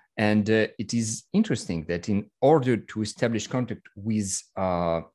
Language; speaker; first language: English; non-native, learner; Russian